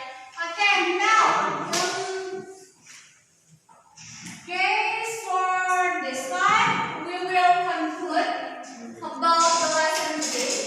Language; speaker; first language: English; non-native, learner; Indonesian